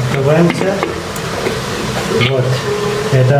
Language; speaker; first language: Russian; non-native, learner; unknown